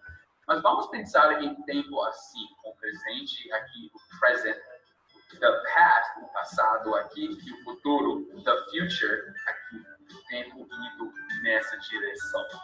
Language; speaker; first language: Portuguese; non-native, fluent; English